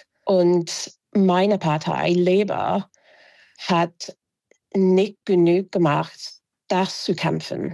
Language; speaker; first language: German; non-native, fluent; English